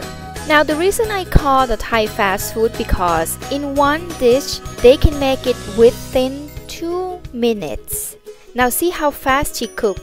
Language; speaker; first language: English; non-native, fluent; Thai